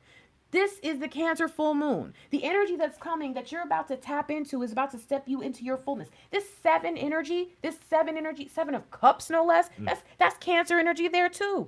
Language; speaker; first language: English; native; English